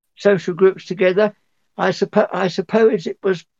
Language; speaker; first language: English; native; English